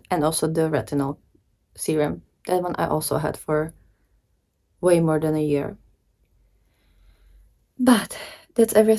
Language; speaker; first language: English; non-native, fluent; Czech